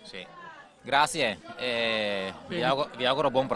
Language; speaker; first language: Italian; native; Italian